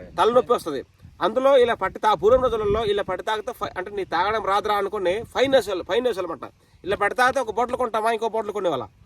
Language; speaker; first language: Telugu; non-native, local second language; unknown